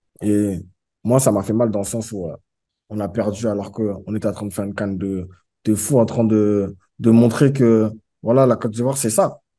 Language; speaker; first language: French; native; French